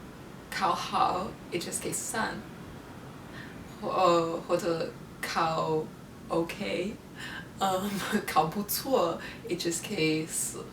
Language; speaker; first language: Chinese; non-native, learner; English